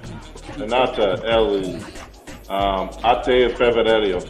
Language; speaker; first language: Portuguese; non-native, learner; English